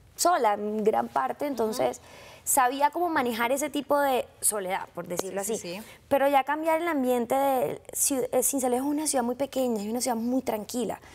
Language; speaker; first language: Spanish; native; Spanish